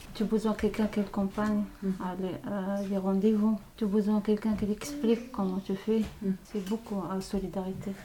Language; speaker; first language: French; non-native, learner; Arabic